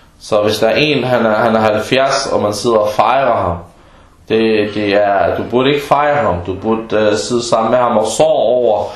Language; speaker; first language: Danish; early bilingual, other home language; Arabic